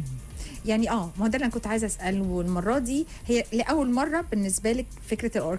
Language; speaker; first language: Arabic; native; Arabic